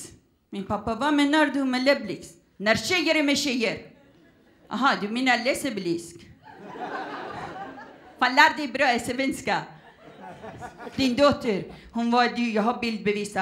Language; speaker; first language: Swedish; non-native, fluent; Persian